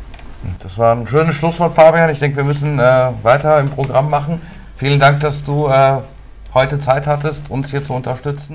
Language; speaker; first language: German; native; German